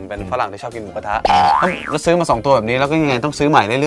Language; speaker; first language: Thai; native; Thai